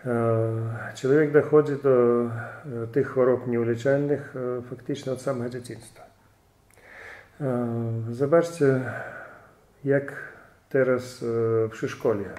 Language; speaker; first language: Polish; non-native, fluent; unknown